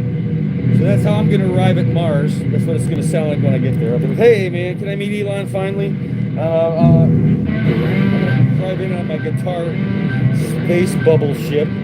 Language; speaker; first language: English; native; English